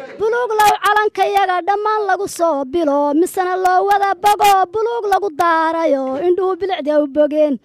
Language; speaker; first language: Somali; native; Somali